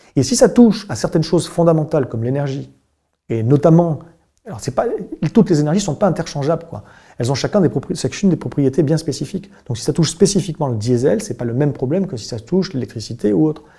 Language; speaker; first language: French; native; French